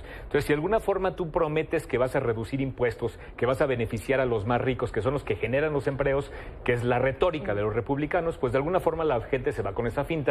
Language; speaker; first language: Spanish; native; Spanish